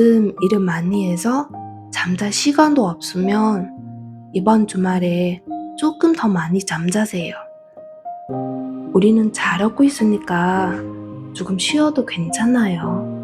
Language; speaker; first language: Korean; non-native, fluent; Vietnamese